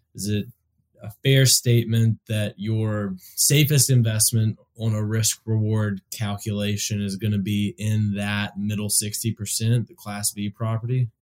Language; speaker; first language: English; native; English